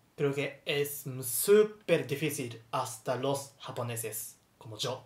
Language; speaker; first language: Spanish; non-native, learner; Japanese